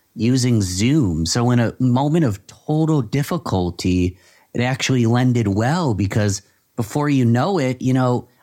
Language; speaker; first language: English; native; English